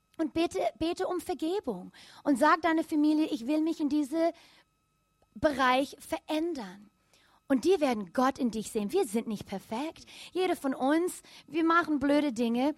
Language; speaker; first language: German; non-native, fluent; English